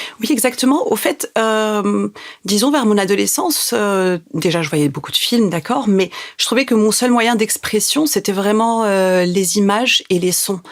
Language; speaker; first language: French; non-native, local second language; Arabic